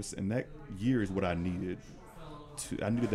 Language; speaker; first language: English; native; English